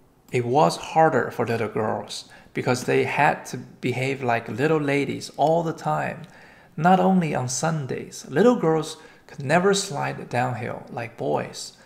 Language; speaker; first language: English; non-native, fluent; Chinese